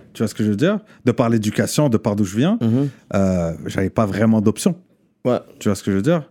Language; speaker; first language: French; non-native, local second language; Arabic